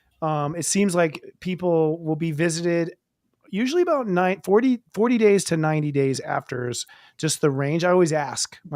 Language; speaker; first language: English; native; English